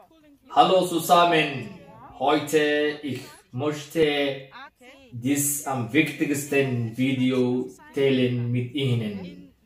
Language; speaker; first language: German; non-native, learner; Somali